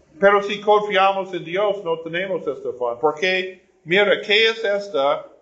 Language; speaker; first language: Spanish; non-native, learner; English